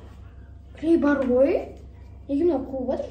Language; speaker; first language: Russian; non-native, local second language; Kazakh